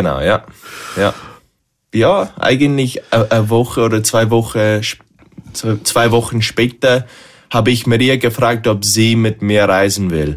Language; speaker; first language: German; non-native, fluent; English